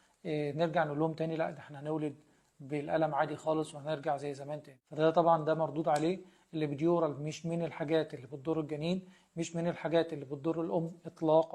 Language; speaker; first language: Arabic; native; Arabic